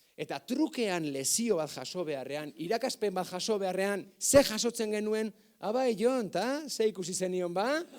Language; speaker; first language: Basque; native; Basque